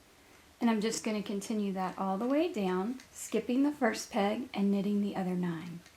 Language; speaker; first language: English; native; English